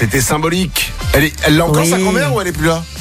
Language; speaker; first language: French; native; French